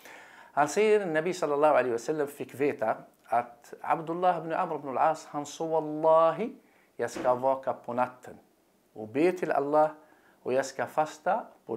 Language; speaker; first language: Swedish; non-native, fluent; Arabic